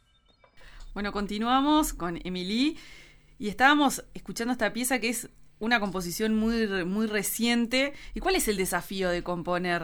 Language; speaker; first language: Spanish; native; Spanish